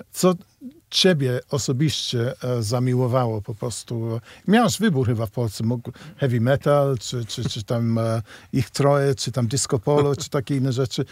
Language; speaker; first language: Polish; non-native, fluent; English